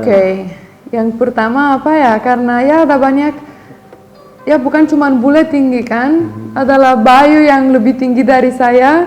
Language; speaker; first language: Indonesian; non-native, fluent; Romanian